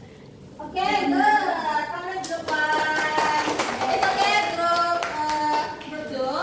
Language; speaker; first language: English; non-native, learner; Indonesian